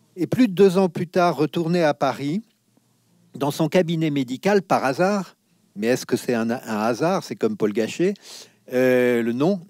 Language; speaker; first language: French; native; French